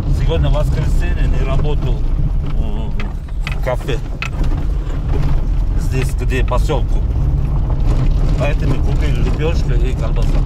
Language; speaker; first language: Russian; non-native, learner; Uzbek